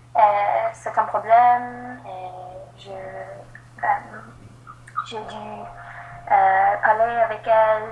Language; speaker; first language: French; non-native, learner; English